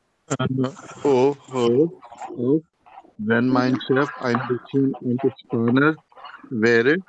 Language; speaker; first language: German; non-native, learner; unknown